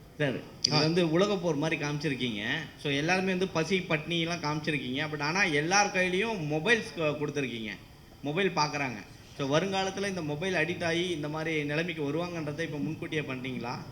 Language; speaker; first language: Tamil; native; Tamil